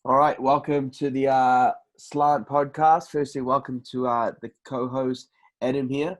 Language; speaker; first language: English; native; English